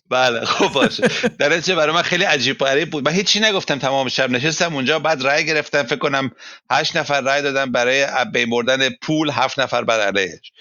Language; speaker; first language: Persian; native; Persian